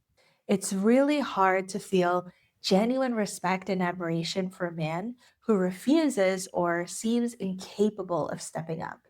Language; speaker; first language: English; native; English